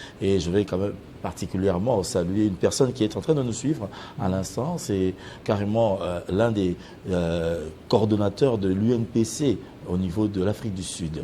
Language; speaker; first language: French; non-native, local second language; Lingala